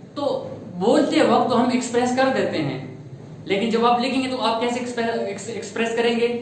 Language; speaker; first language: Urdu; native; Urdu